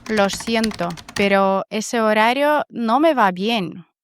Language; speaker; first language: Spanish; non-native, fluent; Russian